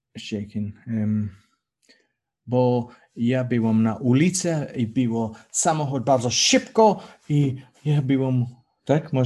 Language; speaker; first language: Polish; non-native, learner; English